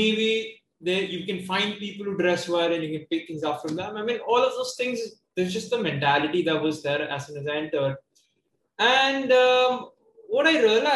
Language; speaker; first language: English; non-native, local second language; Hindi